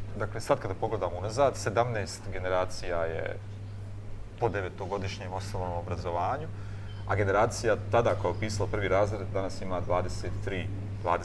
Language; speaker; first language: Bosnian; native; Bosnian